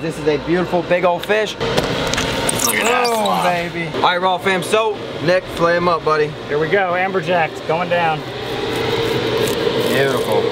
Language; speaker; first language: English; native; English